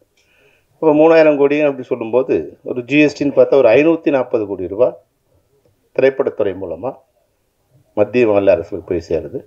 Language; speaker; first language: Tamil; native; Tamil